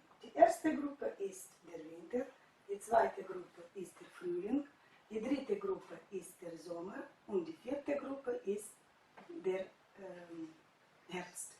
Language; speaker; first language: German; non-native, fluent; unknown